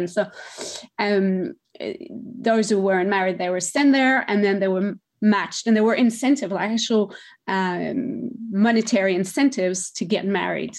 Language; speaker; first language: English; non-native, fluent; French